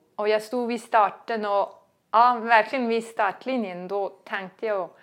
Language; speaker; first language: Swedish; non-native, fluent; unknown